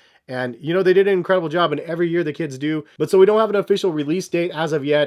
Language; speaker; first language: English; native; English